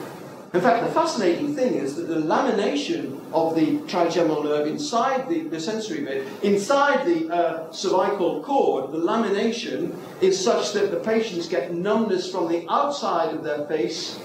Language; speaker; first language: English; native; English